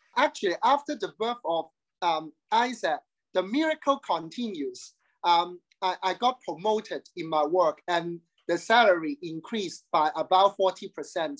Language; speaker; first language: English; non-native, local second language; Cantonese